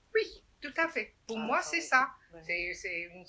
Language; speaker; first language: French; non-native, fluent; Chinese